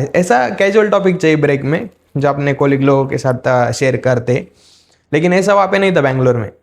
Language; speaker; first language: Hindi; non-native, local second language; Marathi